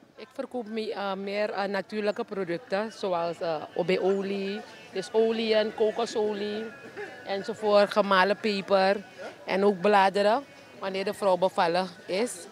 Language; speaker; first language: Dutch; native; Dutch